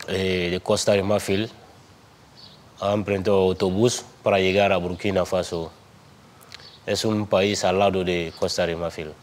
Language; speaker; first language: Spanish; non-native, learner; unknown